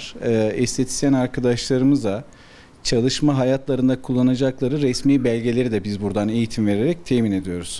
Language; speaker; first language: Turkish; native; Turkish